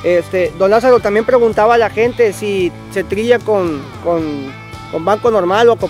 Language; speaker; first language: Spanish; native; Spanish